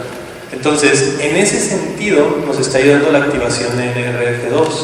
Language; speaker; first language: Spanish; native; Spanish